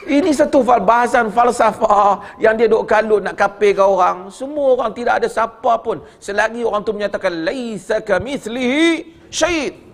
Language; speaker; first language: Malay; native; Malay